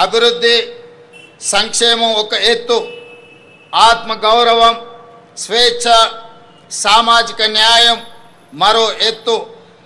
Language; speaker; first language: Telugu; native; Telugu